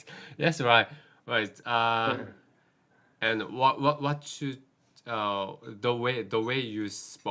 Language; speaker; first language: English; non-native, learner; Korean